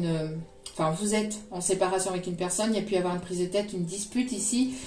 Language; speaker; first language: French; native; French